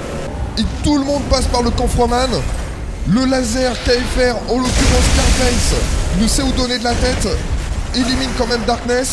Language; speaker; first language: French; native; French